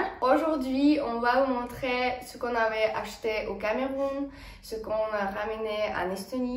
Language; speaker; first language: French; non-native, fluent; Estonian